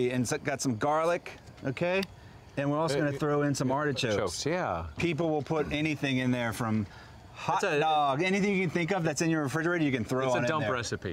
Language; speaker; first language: English; native; English